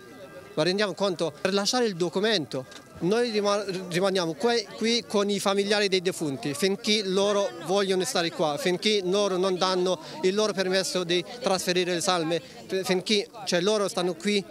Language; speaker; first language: Italian; non-native, fluent; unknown